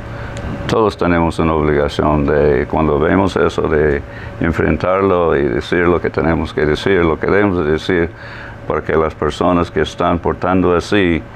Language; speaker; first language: Spanish; non-native, fluent; English